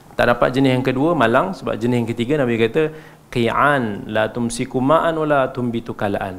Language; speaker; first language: Malay; native; Malay